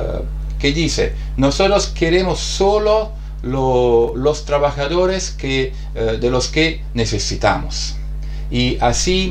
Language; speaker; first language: Spanish; non-native, fluent; Italian